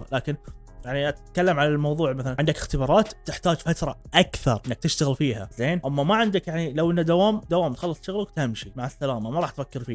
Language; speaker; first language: Arabic; native; Arabic